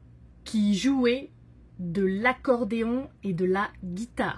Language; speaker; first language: French; native; French